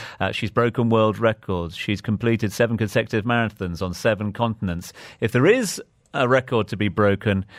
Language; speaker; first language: English; native; English